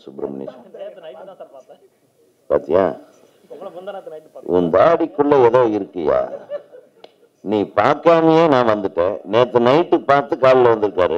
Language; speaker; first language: Tamil; native; Tamil